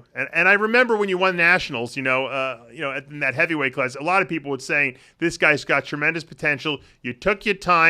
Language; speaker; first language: English; native; English